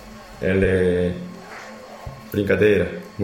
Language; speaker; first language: Portuguese; non-native, learner; Korean